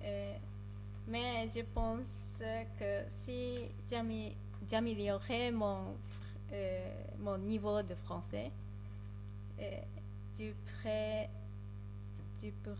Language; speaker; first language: French; non-native, learner; Japanese